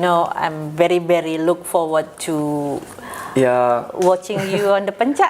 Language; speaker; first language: English; non-native, fluent; Indonesian